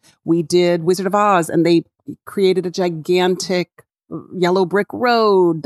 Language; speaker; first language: English; native; English